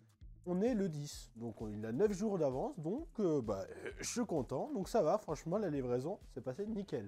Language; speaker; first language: French; native; French